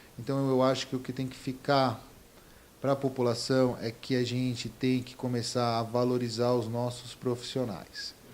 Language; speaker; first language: Portuguese; native; Portuguese